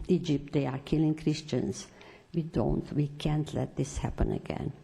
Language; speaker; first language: English; non-native, fluent; Romanian